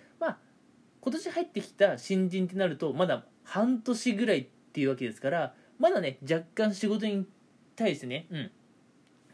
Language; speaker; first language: Japanese; native; Japanese